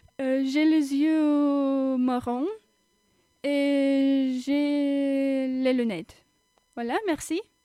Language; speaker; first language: French; non-native, learner; Russian